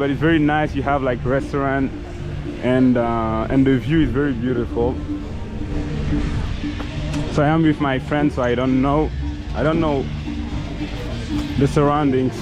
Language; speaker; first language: English; non-native, fluent; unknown